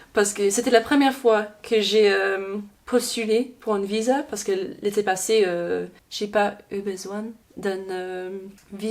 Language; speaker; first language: French; non-native, fluent; English